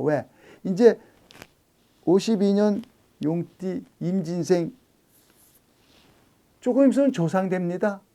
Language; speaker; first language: Korean; native; Korean